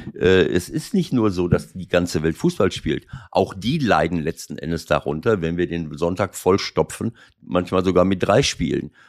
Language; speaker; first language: German; native; German